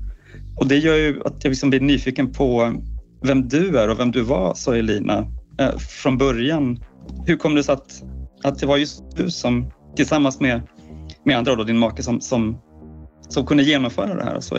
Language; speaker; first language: Swedish; native; Swedish